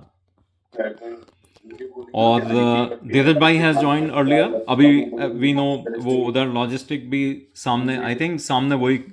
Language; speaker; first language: Hindi; native; Hindi